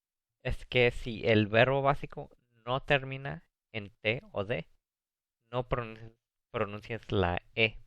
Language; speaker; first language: Spanish; early bilingual, heritage; English